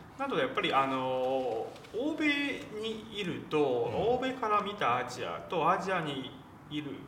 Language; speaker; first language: Japanese; non-native, fluent; Chinese